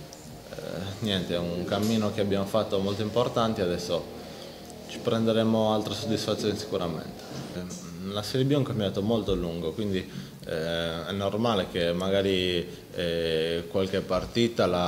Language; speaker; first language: Italian; native; Italian